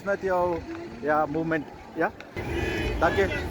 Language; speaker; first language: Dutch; non-native, learner; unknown